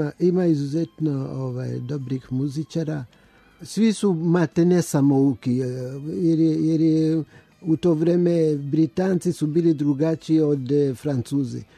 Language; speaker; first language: Serbian; early bilingual, other home language; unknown